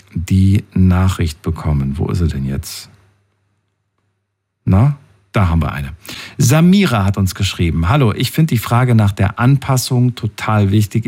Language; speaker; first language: German; native; German